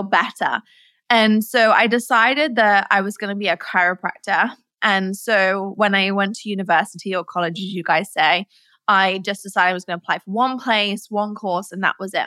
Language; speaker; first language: English; native; English